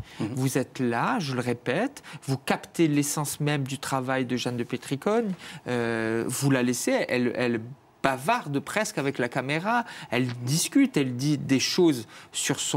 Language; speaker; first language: French; native; French